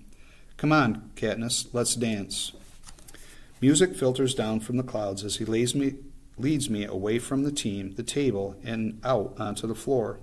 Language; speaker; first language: English; native; English